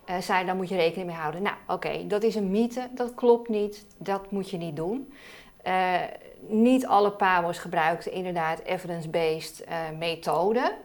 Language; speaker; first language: Dutch; native; Dutch